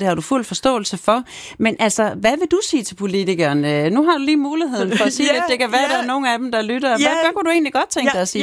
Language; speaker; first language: Danish; native; Danish